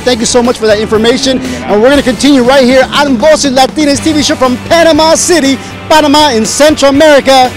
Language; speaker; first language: English; early bilingual, other home language; Spanish